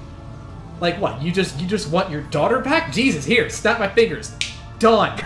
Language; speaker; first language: English; native; English